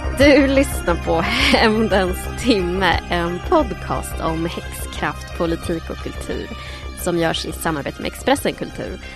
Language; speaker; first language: Swedish; early bilingual, other home language; Spanish